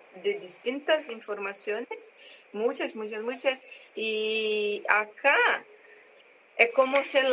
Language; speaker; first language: Spanish; non-native, learner; Portuguese